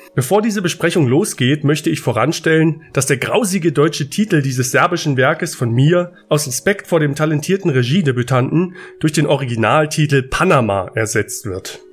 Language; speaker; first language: German; native; German